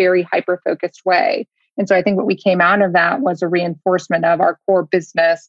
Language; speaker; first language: English; native; English